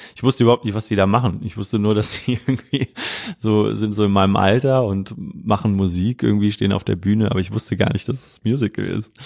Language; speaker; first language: German; native; German